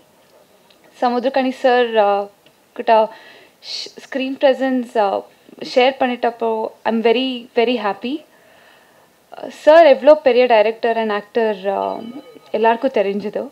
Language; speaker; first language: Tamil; non-native, learner; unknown